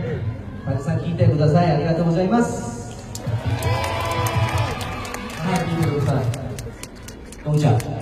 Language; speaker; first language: Japanese; non-native, learner; Korean